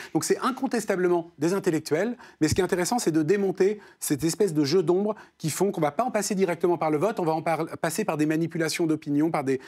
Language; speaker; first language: French; native; French